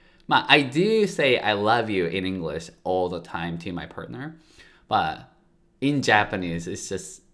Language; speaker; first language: English; non-native, fluent; Japanese